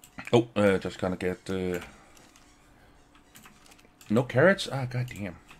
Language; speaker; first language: English; non-native, fluent; Danish